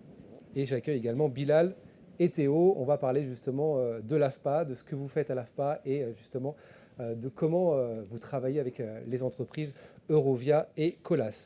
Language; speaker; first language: French; native; French